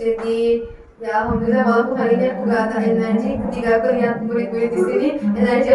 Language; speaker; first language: Indonesian; non-native, fluent; Turkish